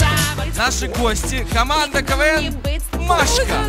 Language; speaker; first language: Russian; native; Russian